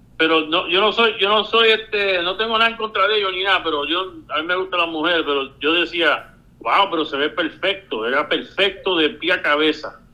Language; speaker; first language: Spanish; early bilingual, heritage; Spanish